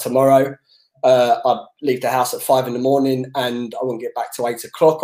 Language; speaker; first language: English; native; English